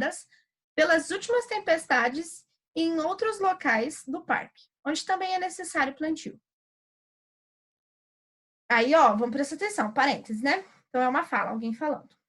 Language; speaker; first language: Portuguese; native; Portuguese